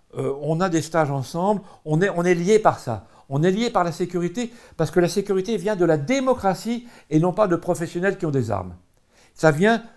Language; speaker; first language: French; native; French